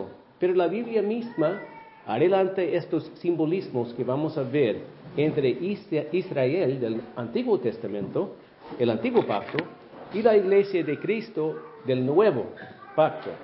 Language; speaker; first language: Spanish; non-native, fluent; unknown